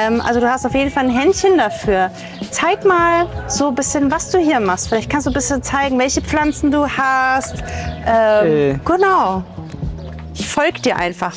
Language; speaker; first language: German; native; German